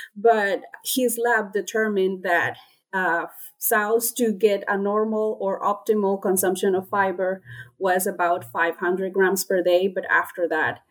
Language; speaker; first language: English; non-native, fluent; Spanish